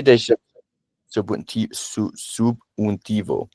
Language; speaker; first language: Spanish; non-native, learner; English